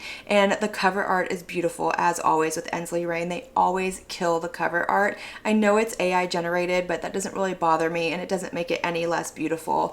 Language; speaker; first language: English; native; English